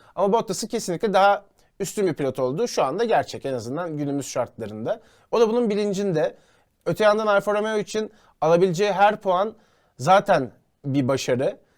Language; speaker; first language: Turkish; native; Turkish